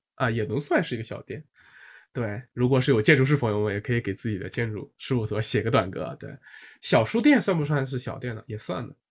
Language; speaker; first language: Chinese; native; Chinese